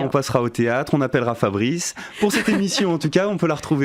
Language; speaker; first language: French; native; French